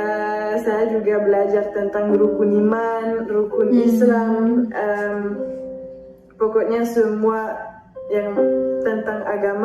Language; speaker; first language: Indonesian; non-native, fluent; French